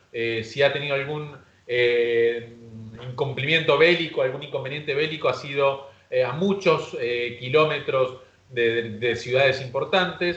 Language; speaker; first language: Spanish; native; Spanish